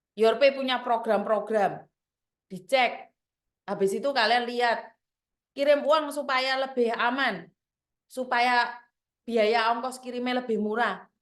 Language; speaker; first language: Indonesian; non-native, local second language; Javanese